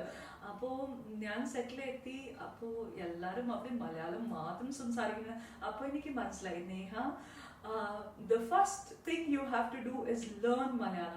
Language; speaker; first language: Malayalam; non-native, fluent; Hindi